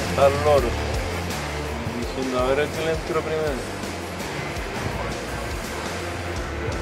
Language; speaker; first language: Spanish; native; Spanish